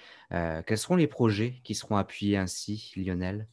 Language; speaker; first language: French; native; French